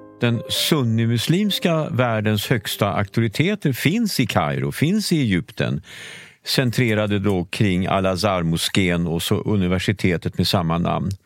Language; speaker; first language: Swedish; native; Swedish